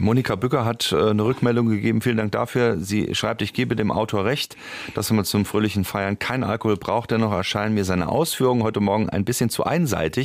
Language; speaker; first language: German; native; German